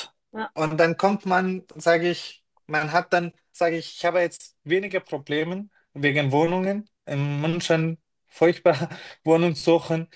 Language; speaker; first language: German; non-native, fluent; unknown